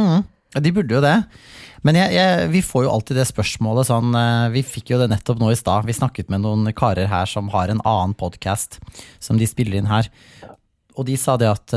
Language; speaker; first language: Norwegian; native; Norwegian